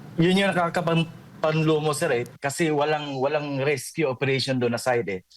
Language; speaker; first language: Filipino; non-native, local second language; Cebuano